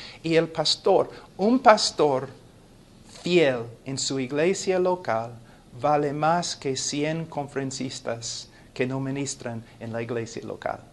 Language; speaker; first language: Spanish; non-native, fluent; English